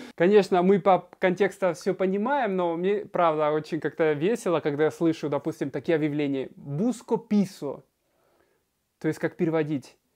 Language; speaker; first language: Russian; non-native, fluent; Spanish